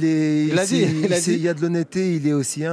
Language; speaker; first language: French; native; French